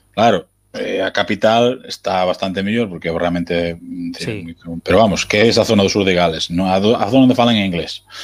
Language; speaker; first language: Galician; native; Galician